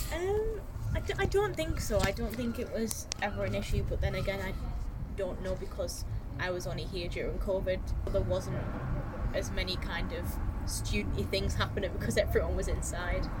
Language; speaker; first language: English; native; English